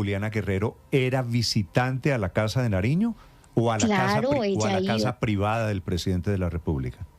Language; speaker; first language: Spanish; native; Spanish